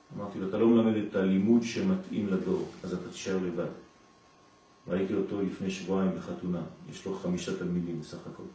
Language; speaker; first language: Hebrew; non-native, fluent; French